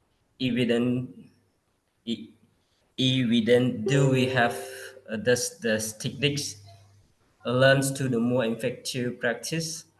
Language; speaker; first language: English; non-native, learner; Khmer